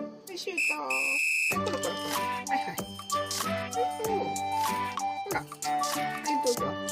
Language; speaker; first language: Japanese; native; Japanese